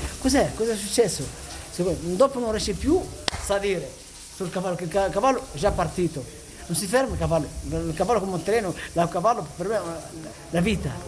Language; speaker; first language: Italian; non-native, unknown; Arabic